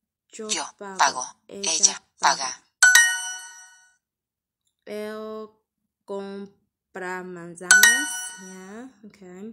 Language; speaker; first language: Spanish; non-native, learner; English